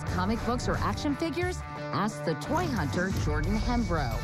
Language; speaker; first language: English; native; English